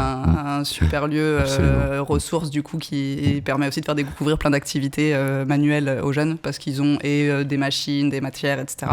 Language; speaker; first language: French; native; French